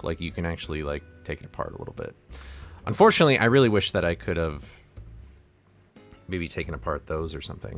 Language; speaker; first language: English; native; English